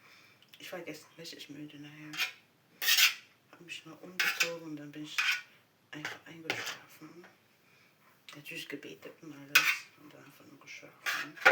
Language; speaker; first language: German; non-native, fluent; French